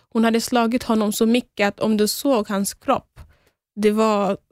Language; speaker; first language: Swedish; non-native, fluent; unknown